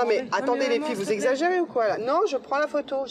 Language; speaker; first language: French; native; French